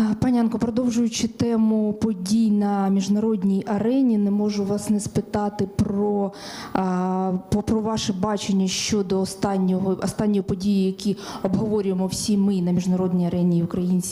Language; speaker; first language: Ukrainian; native; Ukrainian